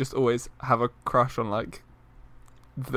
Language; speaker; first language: English; native; English